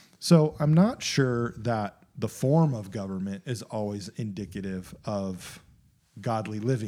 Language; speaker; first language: English; native; English